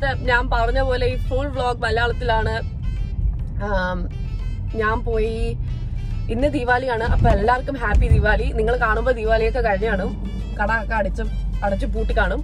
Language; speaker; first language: Malayalam; early bilingual, heritage; Malayalam